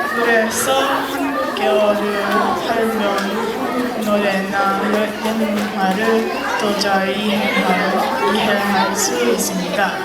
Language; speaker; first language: Korean; early bilingual, heritage; Korean